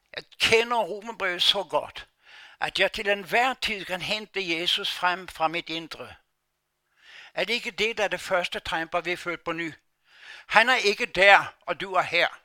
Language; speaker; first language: Danish; non-native, fluent; Norwegian